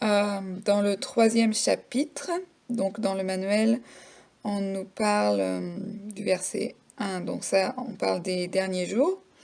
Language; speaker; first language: French; native; French